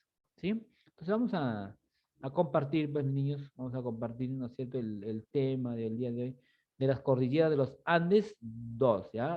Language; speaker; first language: Spanish; native; Spanish